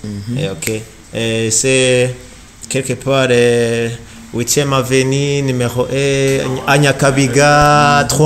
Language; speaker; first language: French; non-native, learner; Rundi